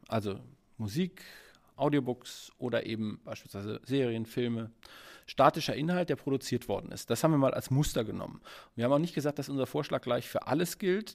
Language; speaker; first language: German; native; German